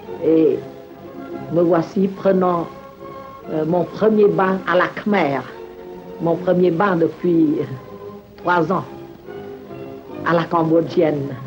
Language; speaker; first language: French; non-native, local second language; Khmer